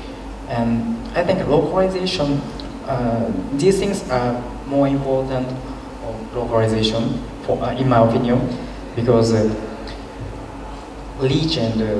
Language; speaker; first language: English; non-native, learner; Japanese